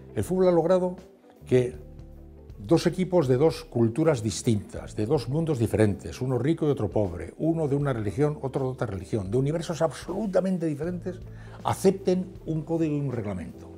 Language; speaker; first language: Spanish; native; Spanish